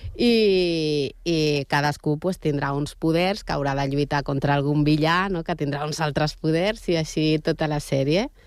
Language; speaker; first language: Catalan; non-native, local second language; Spanish